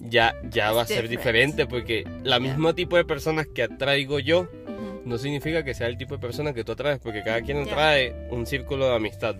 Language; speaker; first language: Spanish; native; Spanish